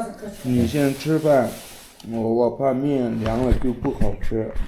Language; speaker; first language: Chinese; non-native, local second language; Tibetan